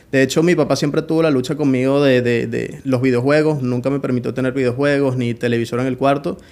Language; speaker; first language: Spanish; native; Spanish